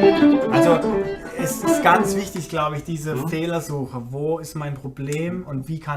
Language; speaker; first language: German; native; German